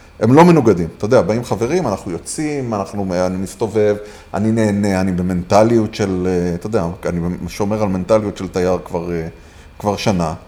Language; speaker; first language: Hebrew; native; Hebrew